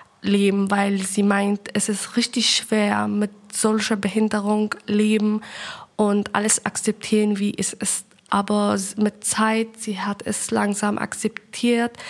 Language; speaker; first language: German; non-native, learner; Persian